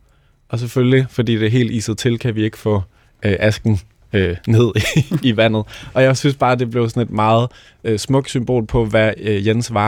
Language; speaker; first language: Danish; native; Danish